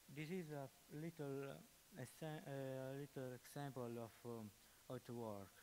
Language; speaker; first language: English; non-native, fluent; Italian